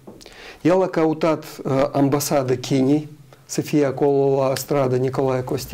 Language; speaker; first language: Romanian; non-native, local second language; Russian